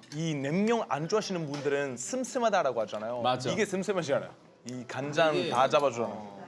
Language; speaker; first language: Korean; non-native, fluent; Hindi